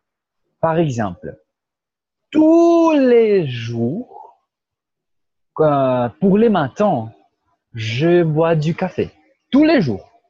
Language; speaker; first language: French; non-native, fluent; Portuguese